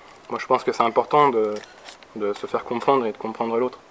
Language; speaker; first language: French; native; French